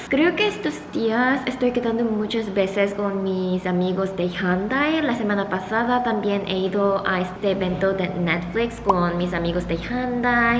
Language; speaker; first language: Spanish; non-native, learner; Korean